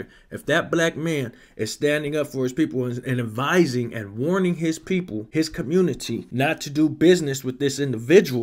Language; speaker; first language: English; native; English